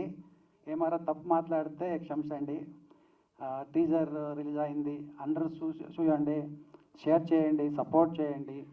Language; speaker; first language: Telugu; non-native, learner; Kannada